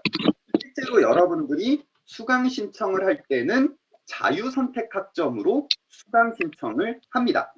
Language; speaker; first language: Korean; native; Korean